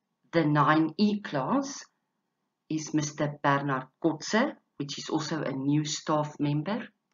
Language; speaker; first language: English; non-native, local second language; Afrikaans